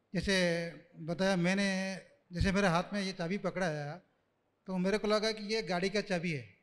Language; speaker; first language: Hindi; native; Hindi